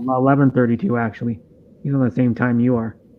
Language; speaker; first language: English; native; English